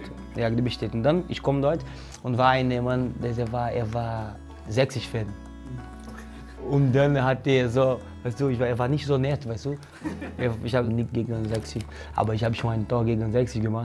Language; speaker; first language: German; non-native, learner; Portuguese